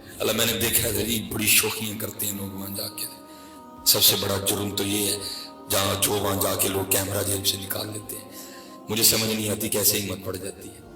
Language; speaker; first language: Urdu; non-native, local second language; Punjabi